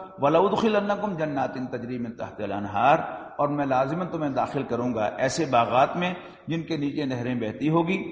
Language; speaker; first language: Urdu; native; Urdu